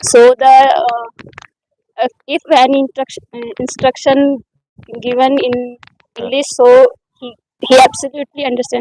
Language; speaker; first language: English; non-native, learner; Hindi